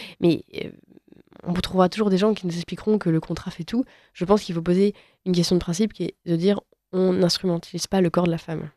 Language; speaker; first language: French; native; French